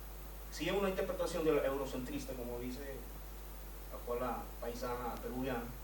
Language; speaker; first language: Italian; non-native, learner; Spanish